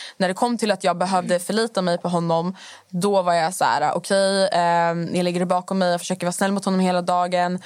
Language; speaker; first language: Swedish; early bilingual, other home language; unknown